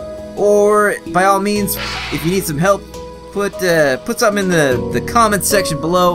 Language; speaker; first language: English; native; English